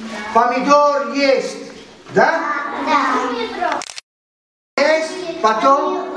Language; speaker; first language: Russian; non-native, learner; Italian